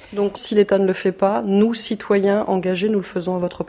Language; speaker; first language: French; native; French